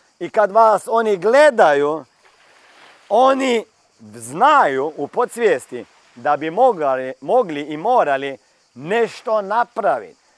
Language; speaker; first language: Croatian; early bilingual, heritage; Croatian